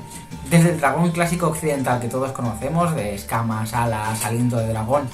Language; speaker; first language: Spanish; native; Spanish